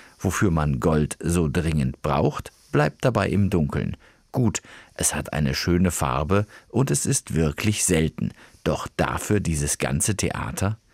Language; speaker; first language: German; native; German